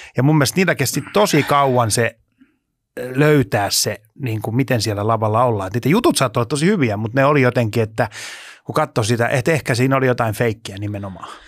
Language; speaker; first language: Finnish; native; Finnish